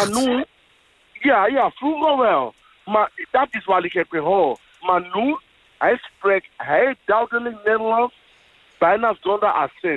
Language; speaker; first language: Dutch; non-native, fluent; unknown